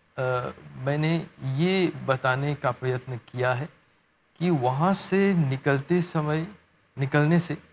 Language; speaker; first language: Hindi; non-native, local second language; Morisyen